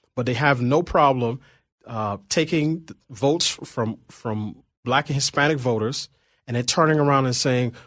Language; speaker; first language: English; native; English